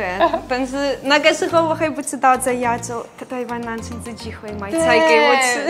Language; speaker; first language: Chinese; non-native, learner; Ukrainian